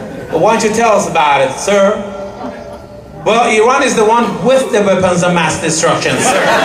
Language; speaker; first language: English; non-native, fluent; Persian